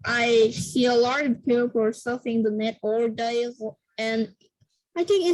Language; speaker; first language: English; non-native, learner; Vietnamese